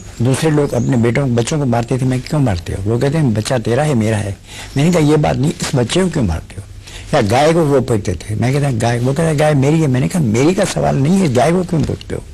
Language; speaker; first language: Urdu; non-native, local second language; Sindhi